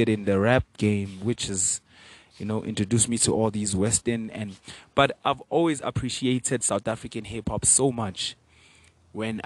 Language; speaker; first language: English; non-native, local second language; Venda